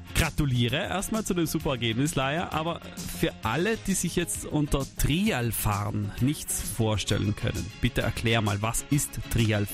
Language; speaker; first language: German; native; German